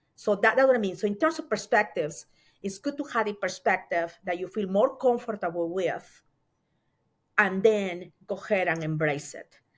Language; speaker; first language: English; non-native, fluent; Spanish